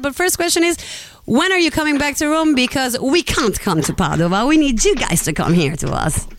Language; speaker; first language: English; non-native, fluent; Italian